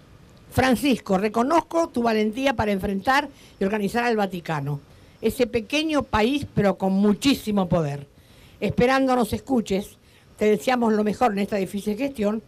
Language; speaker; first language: Spanish; native; Spanish